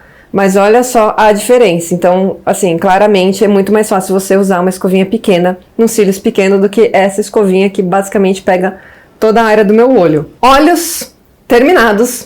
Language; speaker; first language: Portuguese; native; Portuguese